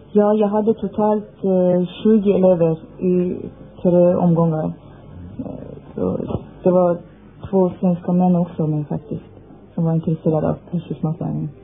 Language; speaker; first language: Swedish; non-native, fluent; Persian